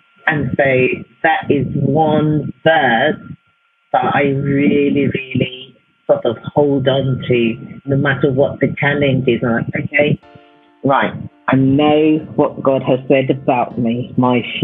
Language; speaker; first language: English; non-native, local second language; Yoruba